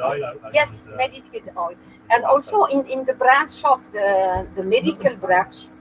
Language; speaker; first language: English; non-native, learner; French